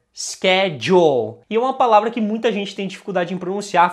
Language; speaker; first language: Portuguese; native; Portuguese